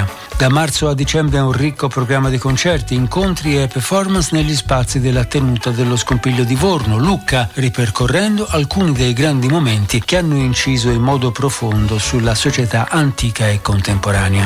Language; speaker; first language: Italian; native; Italian